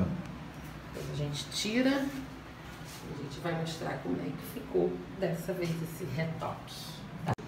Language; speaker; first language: Portuguese; native; Portuguese